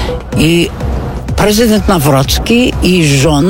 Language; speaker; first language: Polish; non-native, fluent; English